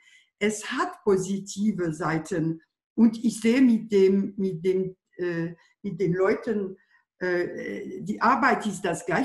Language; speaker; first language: German; non-native, fluent; French